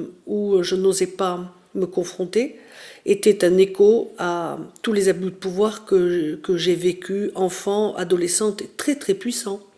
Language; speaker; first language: French; native; French